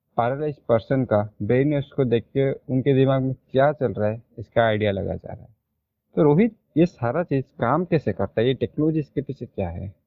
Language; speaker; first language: Hindi; native; Hindi